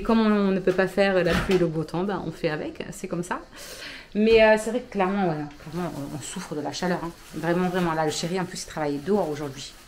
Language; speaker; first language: French; native; French